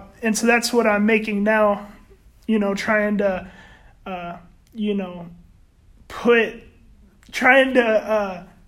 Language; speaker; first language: English; native; English